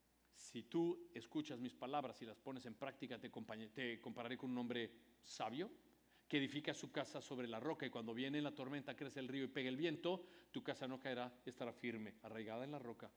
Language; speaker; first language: Spanish; native; Spanish